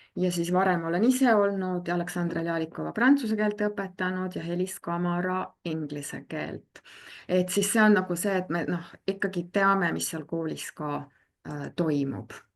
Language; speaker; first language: Estonian; native; Estonian